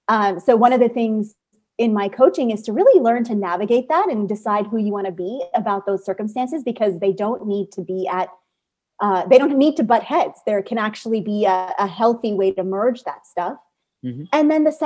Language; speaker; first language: English; native; English